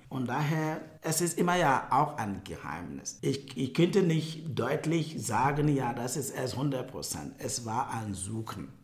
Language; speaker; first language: German; non-native, fluent; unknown